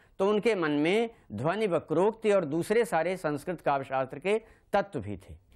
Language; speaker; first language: Hindi; native; Hindi